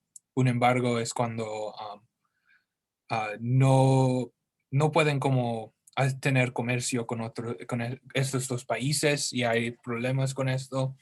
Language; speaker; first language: Spanish; non-native, learner; English